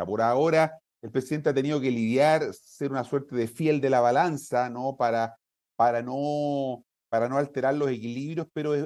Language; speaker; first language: Spanish; native; Spanish